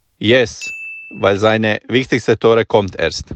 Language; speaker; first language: German; non-native, fluent; Croatian